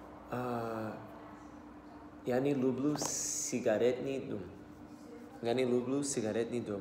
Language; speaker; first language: Russian; non-native, learner; English